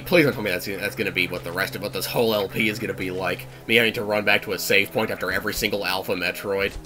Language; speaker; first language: English; native; English